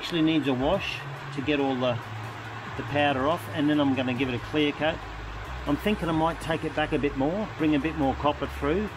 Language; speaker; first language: English; native; English